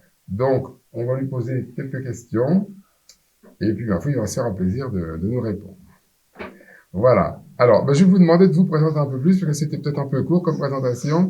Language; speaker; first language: French; native; French